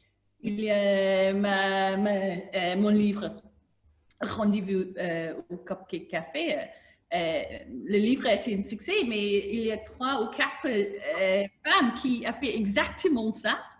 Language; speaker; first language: French; non-native, learner; English